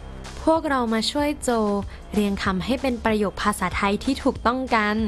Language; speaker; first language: Thai; native; Thai